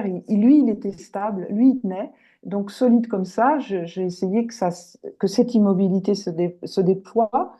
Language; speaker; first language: French; native; French